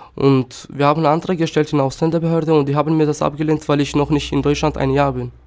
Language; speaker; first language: German; non-native, fluent; Turkish